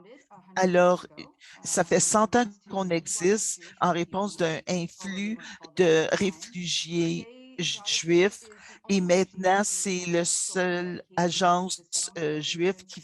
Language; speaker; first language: French; non-native, local second language; English